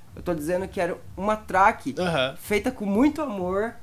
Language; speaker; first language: Portuguese; native; Portuguese